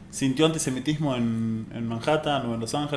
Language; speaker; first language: Spanish; native; Spanish